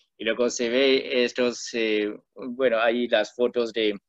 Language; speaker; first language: Spanish; non-native, learner; Burmese